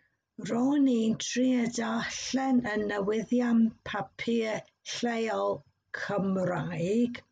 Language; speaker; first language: Welsh; non-native, learner; English